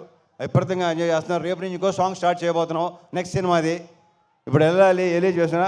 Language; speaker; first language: Telugu; native; Telugu